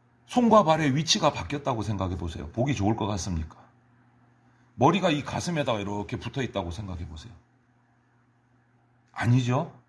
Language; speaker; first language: Korean; native; Korean